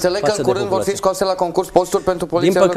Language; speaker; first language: Romanian; native; Romanian